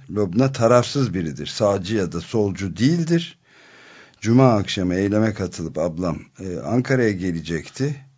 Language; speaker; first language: Turkish; native; Turkish